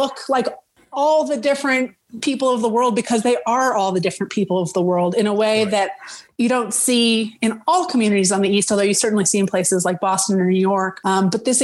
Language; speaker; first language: English; native; English